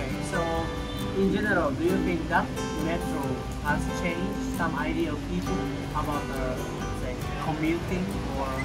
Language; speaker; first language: English; non-native, learner; Japanese